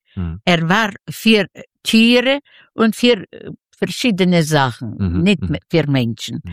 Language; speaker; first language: German; non-native, fluent; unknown